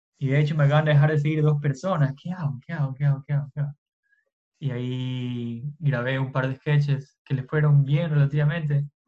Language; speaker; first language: Spanish; native; Spanish